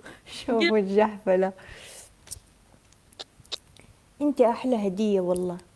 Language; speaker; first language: Arabic; native; Arabic